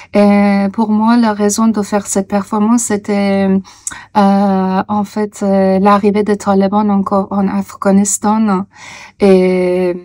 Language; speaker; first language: French; non-native, fluent; Persian